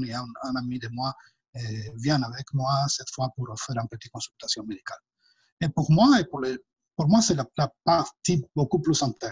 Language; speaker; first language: French; non-native, fluent; Spanish